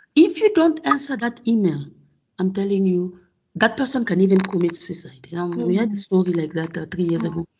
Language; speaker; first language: English; non-native, fluent; French